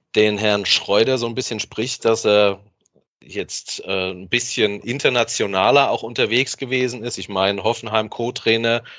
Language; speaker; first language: German; native; German